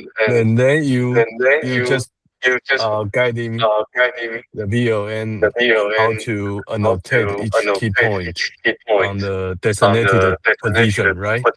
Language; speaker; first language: English; non-native, learner; Chinese